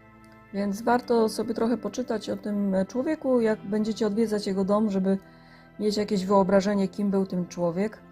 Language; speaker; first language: Polish; native; Polish